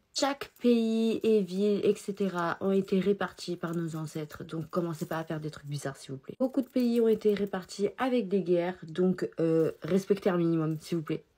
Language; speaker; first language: French; early bilingual, other home language; Chinese